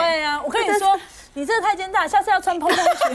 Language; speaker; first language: Chinese; native; Chinese